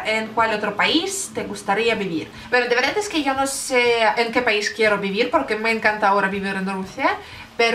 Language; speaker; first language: Spanish; non-native, learner; Russian